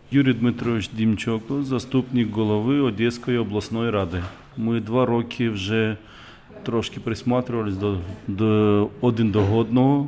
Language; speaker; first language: Ukrainian; non-native, local second language; Russian